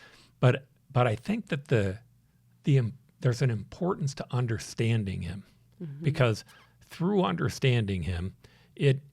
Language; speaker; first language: English; native; English